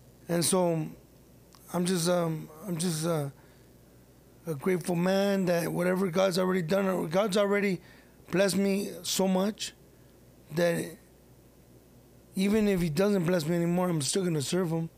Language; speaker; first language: English; early bilingual, other home language; Spanish